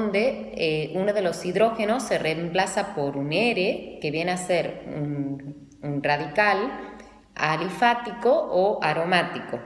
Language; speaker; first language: Spanish; native; Spanish